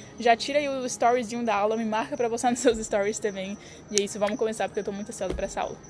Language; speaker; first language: Portuguese; early bilingual, heritage; French